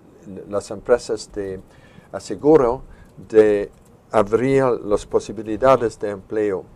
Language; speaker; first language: Spanish; non-native, fluent; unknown